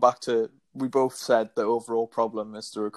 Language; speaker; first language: English; native; English